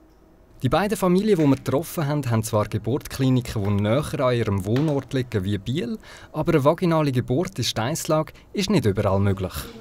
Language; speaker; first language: German; native; German